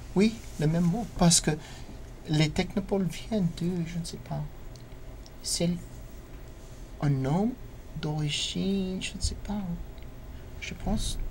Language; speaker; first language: French; non-native, learner; English